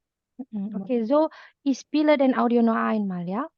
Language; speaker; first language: German; non-native, fluent; Indonesian